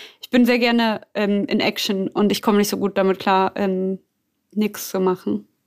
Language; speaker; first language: German; native; German